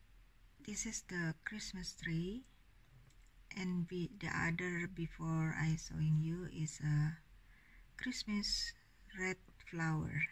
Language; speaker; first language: English; non-native, learner; Indonesian